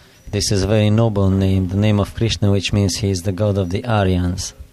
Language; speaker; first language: English; non-native, fluent; Hungarian